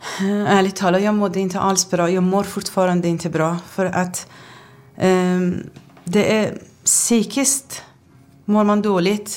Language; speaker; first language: Swedish; non-native, fluent; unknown